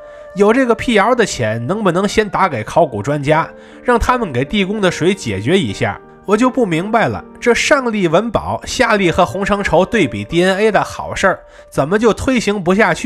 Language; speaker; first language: Chinese; native; Chinese